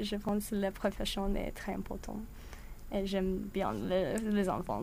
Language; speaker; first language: French; non-native, learner; English